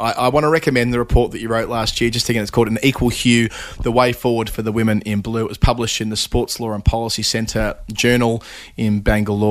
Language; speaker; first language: English; native; English